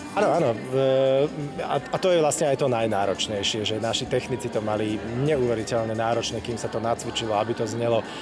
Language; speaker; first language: Slovak; native; Slovak